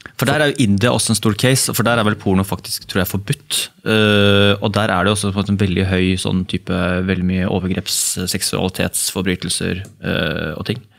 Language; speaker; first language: Norwegian; native; Norwegian